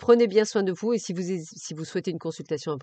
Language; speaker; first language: French; native; French